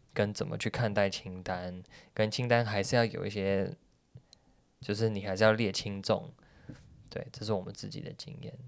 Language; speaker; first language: Chinese; native; Chinese